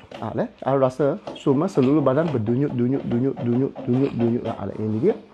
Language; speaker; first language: Malay; non-native, local second language; Chinese